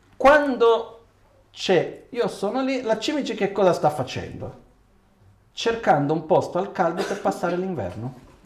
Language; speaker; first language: Italian; non-native, fluent; Portuguese